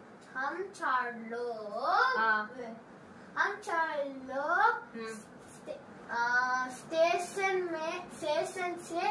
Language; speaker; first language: Hindi; non-native, learner; Tamil